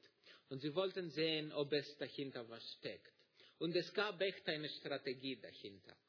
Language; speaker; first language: German; non-native, fluent; Greek